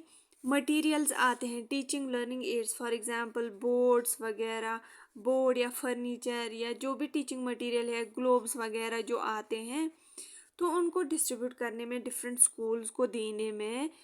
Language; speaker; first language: Hindi; native; Hindi